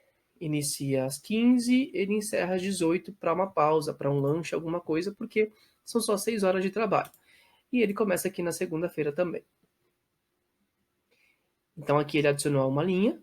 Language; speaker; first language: Portuguese; native; Portuguese